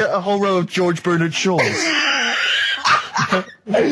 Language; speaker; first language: English; native; English